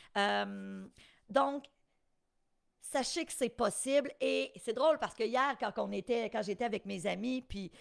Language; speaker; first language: French; native; French